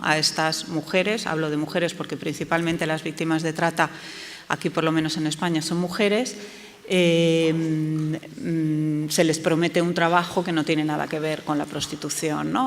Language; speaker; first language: Spanish; native; Spanish